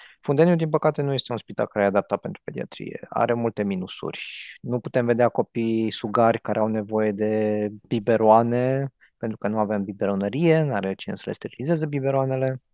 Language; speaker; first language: Romanian; native; Romanian